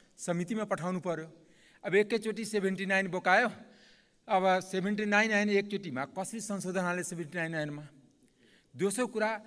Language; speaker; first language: Nepali; non-native, local second language; Maithili